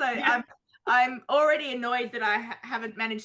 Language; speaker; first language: English; native; English